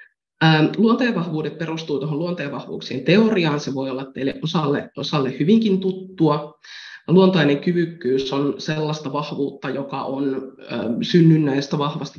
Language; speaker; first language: Finnish; native; Finnish